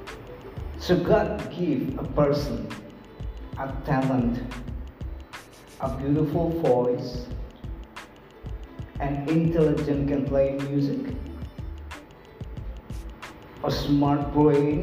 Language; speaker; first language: English; non-native, learner; Indonesian